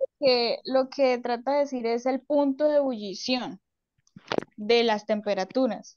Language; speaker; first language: Spanish; native; Spanish